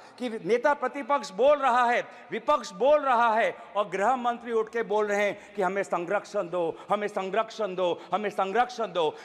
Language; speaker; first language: Hindi; non-native, local second language; Assamese